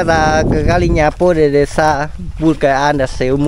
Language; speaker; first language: Portuguese; non-native, learner; Vietnamese